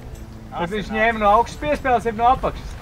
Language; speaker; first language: Latvian; native; Latvian